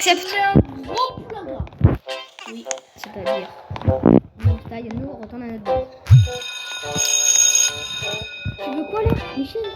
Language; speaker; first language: French; native; French